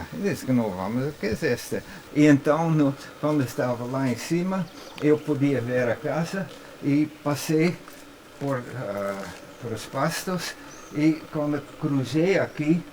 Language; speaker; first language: Portuguese; non-native, fluent; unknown